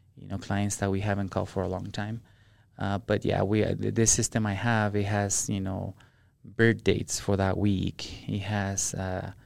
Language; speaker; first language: English; non-native, fluent; Spanish